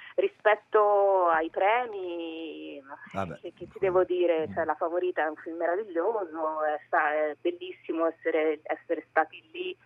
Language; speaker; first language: Italian; native; Italian